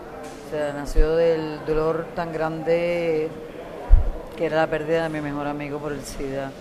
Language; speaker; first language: Spanish; native; Spanish